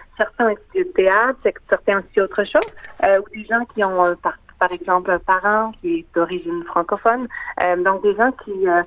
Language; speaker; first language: French; native; French